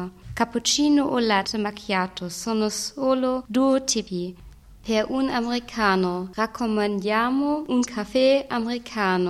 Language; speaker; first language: Italian; non-native, learner; German